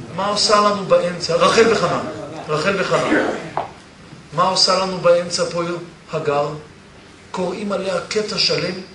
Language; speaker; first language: Hebrew; early bilingual, other home language; Polish